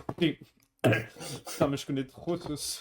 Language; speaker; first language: French; native; French